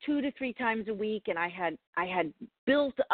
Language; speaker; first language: English; native; English